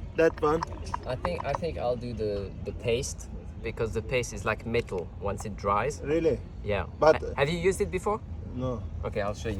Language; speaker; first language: English; non-native, learner; Russian